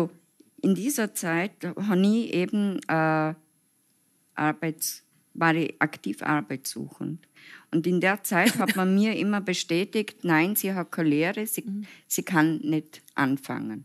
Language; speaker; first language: German; non-native, fluent; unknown